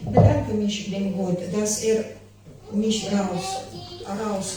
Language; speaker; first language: German; non-native, learner; Ukrainian